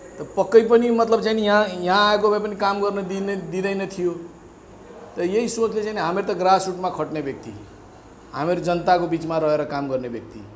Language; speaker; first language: Nepali; non-native, local second language; Bhojpuri